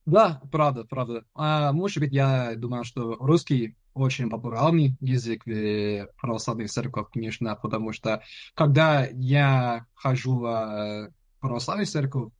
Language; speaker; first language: Russian; non-native, learner; English